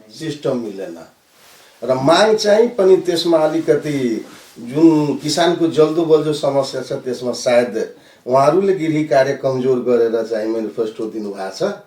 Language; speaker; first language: Nepali; non-native, local second language; Maithili